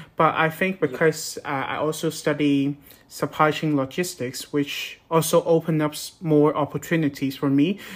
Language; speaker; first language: English; non-native, local second language; Cantonese